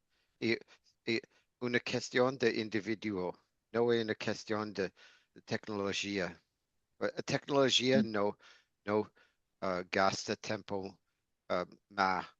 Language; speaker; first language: Portuguese; non-native, learner; English